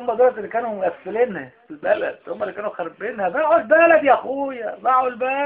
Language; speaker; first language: Arabic; native; Arabic